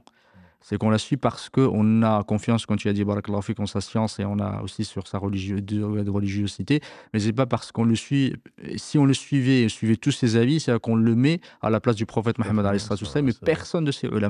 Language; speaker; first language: French; native; French